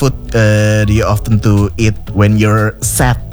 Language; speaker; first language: English; non-native, fluent; Indonesian